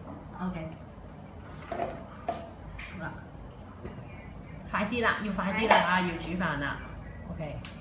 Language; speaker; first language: Cantonese; native; Cantonese